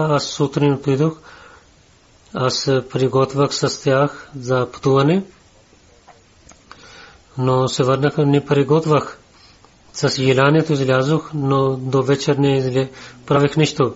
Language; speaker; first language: Bulgarian; non-native, learner; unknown